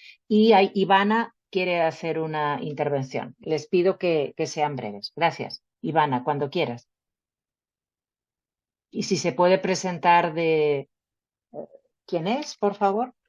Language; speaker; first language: Spanish; native; Spanish